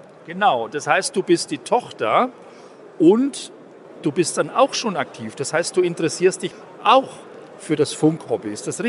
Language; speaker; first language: German; native; German